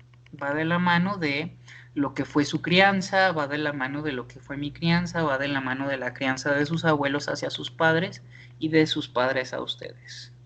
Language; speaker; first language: Spanish; native; Spanish